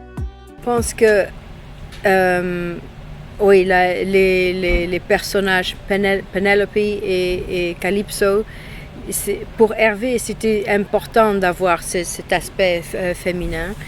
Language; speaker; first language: French; non-native, fluent; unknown